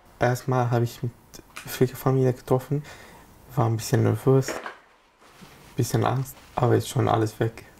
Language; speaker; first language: German; non-native, learner; Arabic